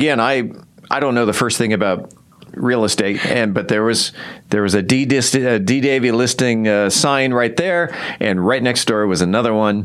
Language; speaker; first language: English; native; English